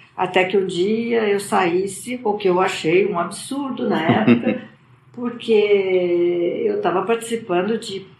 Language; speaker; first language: Portuguese; native; Portuguese